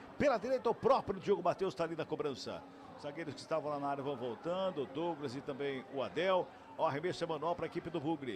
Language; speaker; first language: Portuguese; native; Portuguese